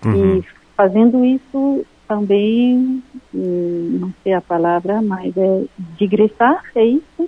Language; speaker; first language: Portuguese; non-native, fluent; French